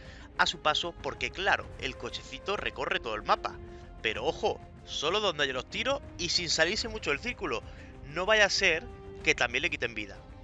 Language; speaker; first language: Spanish; native; Spanish